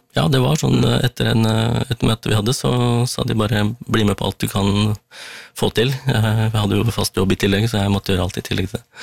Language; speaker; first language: Norwegian; early bilingual, other home language; Tamil